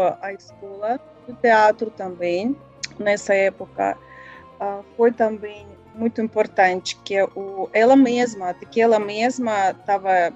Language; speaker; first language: Portuguese; non-native, learner; Russian